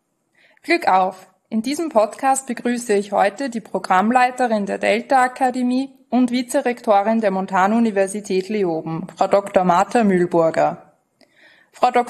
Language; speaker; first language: German; native; German